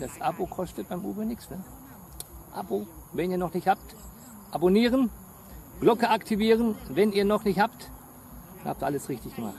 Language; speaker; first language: German; native; German